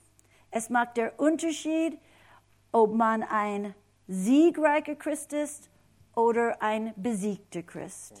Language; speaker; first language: German; non-native, fluent; English